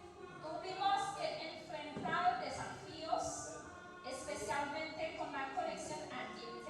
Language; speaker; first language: Spanish; non-native, learner; French